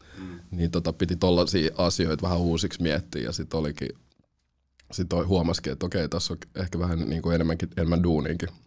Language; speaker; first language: Finnish; early bilingual, other home language; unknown